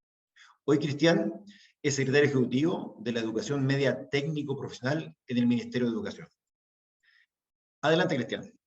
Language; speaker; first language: Spanish; native; Spanish